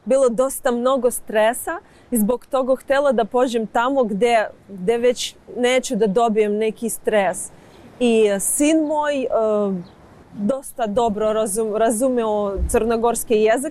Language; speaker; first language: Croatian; non-native, learner; Ukrainian